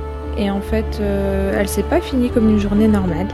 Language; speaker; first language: French; native; French